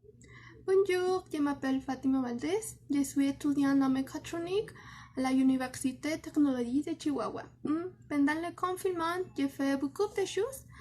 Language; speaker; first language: French; non-native, learner; Spanish